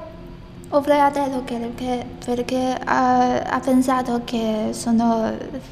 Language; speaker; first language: Italian; non-native, learner; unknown